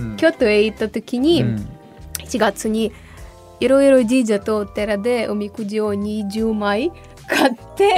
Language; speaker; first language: Japanese; non-native, fluent; Ukrainian